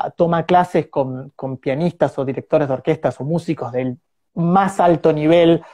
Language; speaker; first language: Spanish; native; Spanish